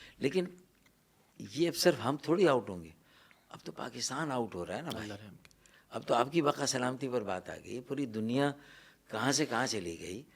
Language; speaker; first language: Urdu; native; Urdu